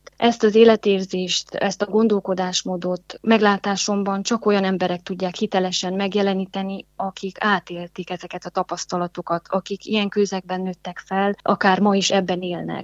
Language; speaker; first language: Hungarian; native; Hungarian